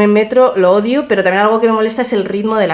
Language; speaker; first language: Spanish; native; Spanish